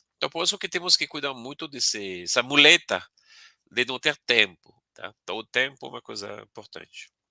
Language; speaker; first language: Portuguese; non-native, fluent; French